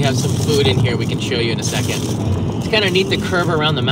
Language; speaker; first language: English; native; English